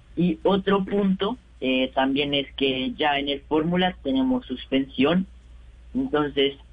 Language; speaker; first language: Spanish; native; Spanish